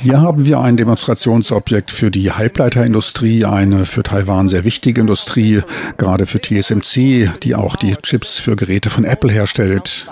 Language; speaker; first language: German; native; German